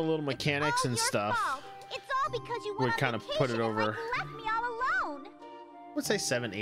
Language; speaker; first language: English; native; English